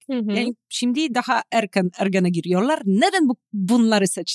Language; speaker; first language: Turkish; non-native, fluent; Polish